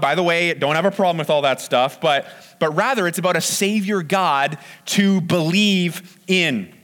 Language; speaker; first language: English; native; English